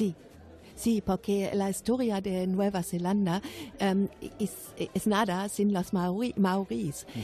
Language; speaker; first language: Spanish; non-native, fluent; German